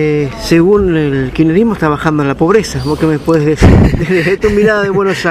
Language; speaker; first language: Spanish; native; Spanish